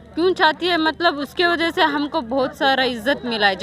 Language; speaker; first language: Hindi; non-native, local second language; Kannada